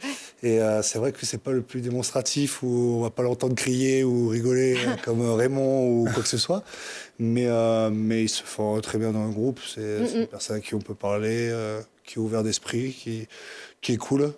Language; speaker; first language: French; native; French